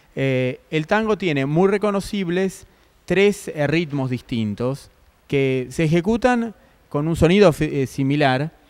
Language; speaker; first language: Spanish; native; Spanish